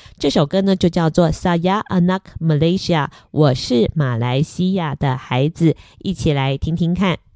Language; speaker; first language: Chinese; non-native, fluent; Vietnamese